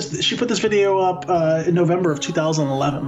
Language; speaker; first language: English; native; English